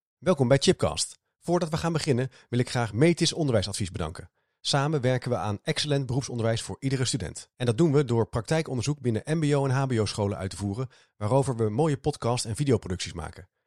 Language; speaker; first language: Dutch; native; Dutch